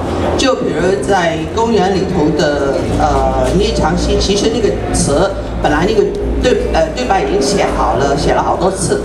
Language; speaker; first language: Chinese; non-native, local second language; Cantonese